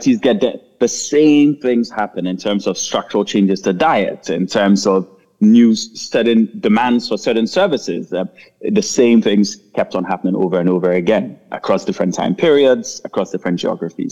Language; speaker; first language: English; non-native, local second language; Akan